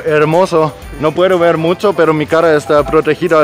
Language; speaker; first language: Spanish; non-native, learner; German